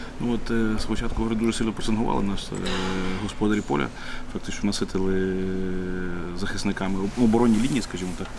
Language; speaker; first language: Ukrainian; native; Ukrainian